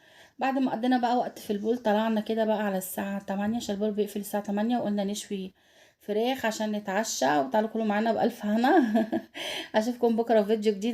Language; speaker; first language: Arabic; native; Arabic